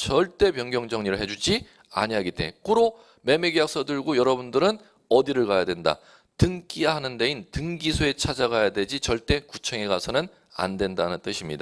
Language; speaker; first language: Korean; native; Korean